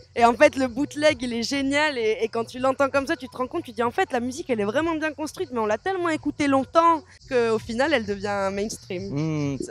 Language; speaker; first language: French; native; French